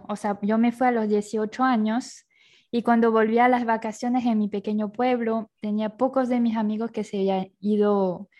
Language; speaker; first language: Spanish; non-native, fluent; French